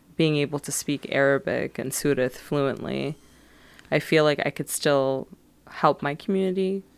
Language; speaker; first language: English; native; English